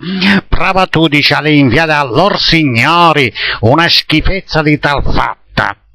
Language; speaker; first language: Italian; native; Italian